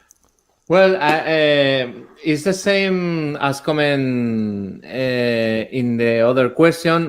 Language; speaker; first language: English; non-native, learner; Spanish